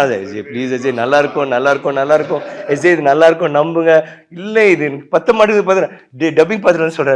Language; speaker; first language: Tamil; native; Tamil